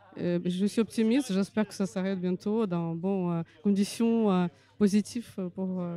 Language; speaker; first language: French; non-native, fluent; Russian